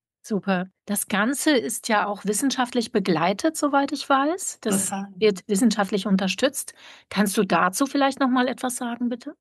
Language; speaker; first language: German; native; German